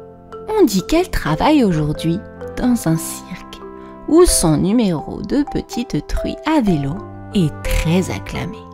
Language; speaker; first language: French; native; French